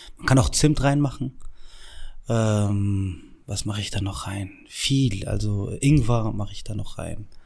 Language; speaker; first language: German; early bilingual, other home language; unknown